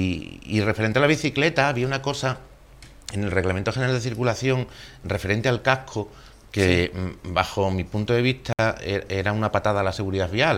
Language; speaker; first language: Spanish; native; Spanish